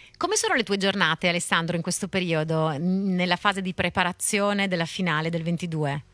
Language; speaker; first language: Italian; native; Italian